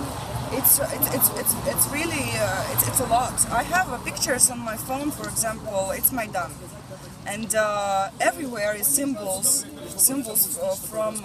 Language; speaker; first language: English; non-native, learner; Russian